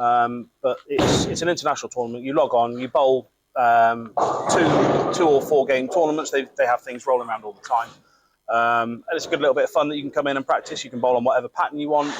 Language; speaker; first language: English; native; English